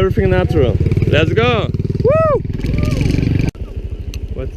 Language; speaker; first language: English; non-native, learner; Lithuanian